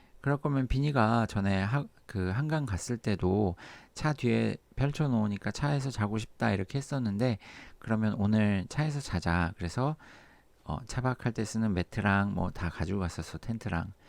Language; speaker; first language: Korean; native; Korean